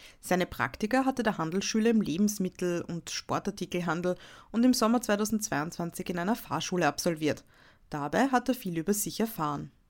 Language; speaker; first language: German; native; German